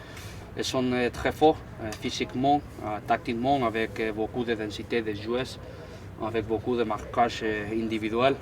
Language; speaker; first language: French; non-native, fluent; Spanish